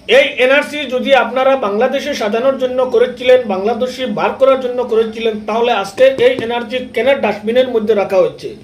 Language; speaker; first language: Bangla; native; Bangla